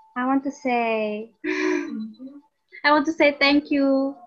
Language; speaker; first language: English; non-native, learner; Indonesian